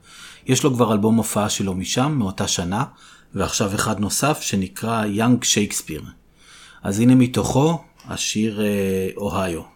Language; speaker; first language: Hebrew; native; Hebrew